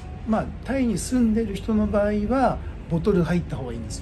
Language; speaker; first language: Japanese; native; Japanese